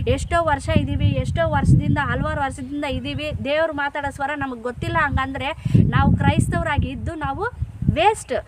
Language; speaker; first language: Kannada; non-native, local second language; Telugu